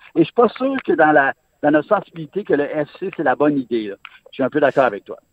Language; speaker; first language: French; native; French